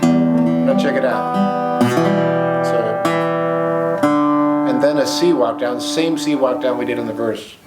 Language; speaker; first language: English; native; English